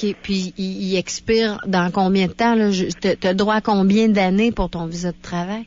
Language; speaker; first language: French; native; French